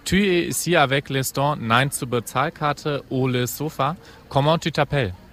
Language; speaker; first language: French; non-native, fluent; German